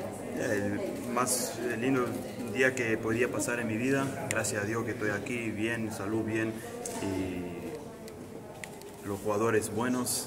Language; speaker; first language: Spanish; early bilingual, heritage; Spanish